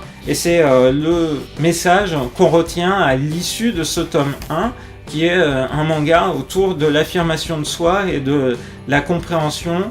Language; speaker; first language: French; native; French